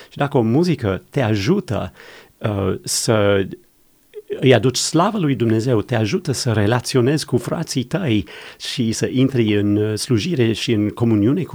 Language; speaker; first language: Romanian; non-native, fluent; English